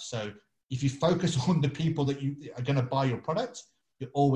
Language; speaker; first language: English; native; English